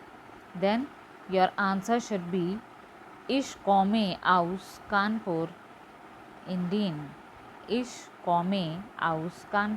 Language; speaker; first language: German; non-native, learner; Hindi